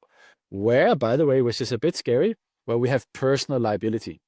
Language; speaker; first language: English; non-native, fluent; Danish